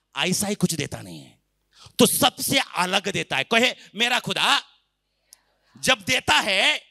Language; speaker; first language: Hindi; non-native, local second language; Marathi